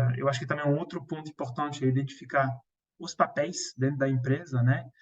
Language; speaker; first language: Portuguese; non-native, fluent; French